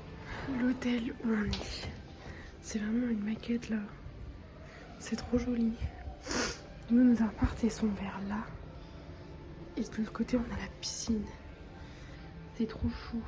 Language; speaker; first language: French; native; French